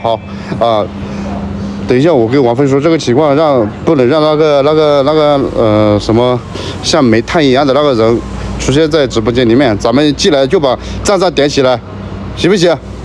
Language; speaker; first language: Chinese; native; Chinese